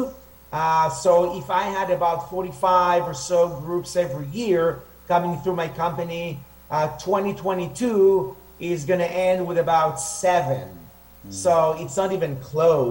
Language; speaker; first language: English; non-native, fluent; Hebrew